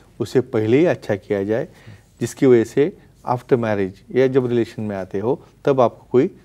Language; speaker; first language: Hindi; non-native, local second language; Marathi